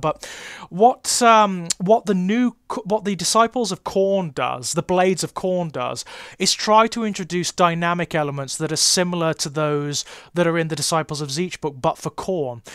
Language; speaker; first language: English; native; English